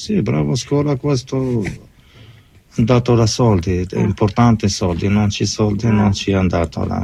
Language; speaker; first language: Italian; non-native, learner; Arabic